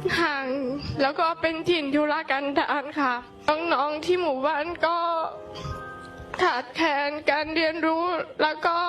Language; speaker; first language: Thai; non-native, local second language; Hmong